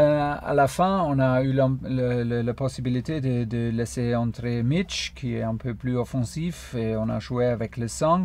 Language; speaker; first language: French; non-native, fluent; German